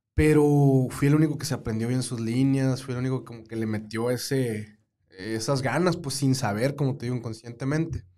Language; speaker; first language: Spanish; native; Spanish